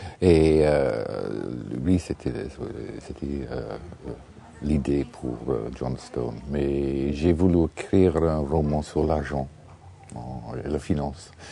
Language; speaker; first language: French; non-native, fluent; English